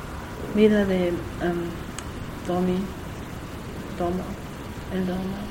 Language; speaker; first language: Spanish; non-native, learner; German